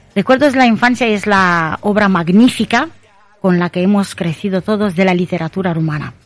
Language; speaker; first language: Spanish; non-native, fluent; Romanian